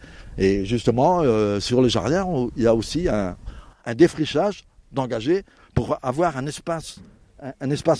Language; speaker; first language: French; native; French